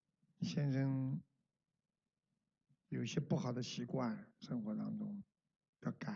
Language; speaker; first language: Chinese; native; Chinese